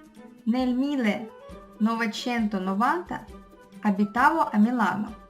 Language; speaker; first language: Italian; non-native, fluent; Russian